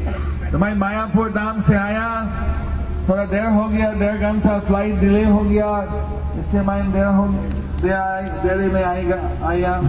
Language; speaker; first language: Hindi; non-native, learner; English